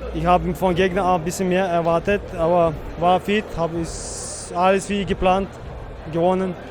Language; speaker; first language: German; non-native, fluent; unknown